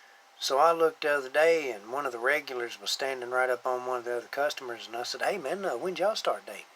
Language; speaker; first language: English; native; English